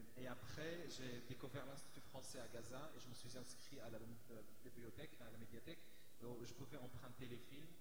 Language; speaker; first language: French; non-native, fluent; Arabic